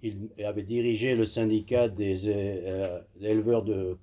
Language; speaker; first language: French; native; French